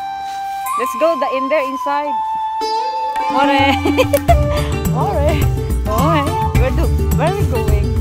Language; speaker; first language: English; non-native, local second language; Filipino